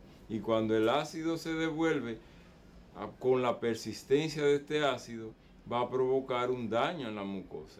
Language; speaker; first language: Spanish; native; Spanish